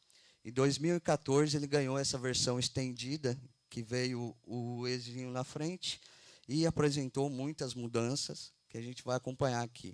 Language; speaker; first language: Portuguese; native; Portuguese